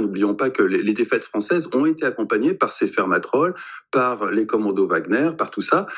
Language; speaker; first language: French; native; French